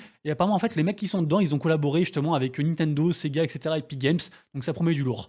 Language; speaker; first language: French; native; French